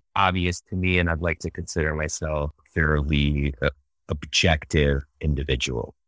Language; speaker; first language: English; early bilingual, other home language; Russian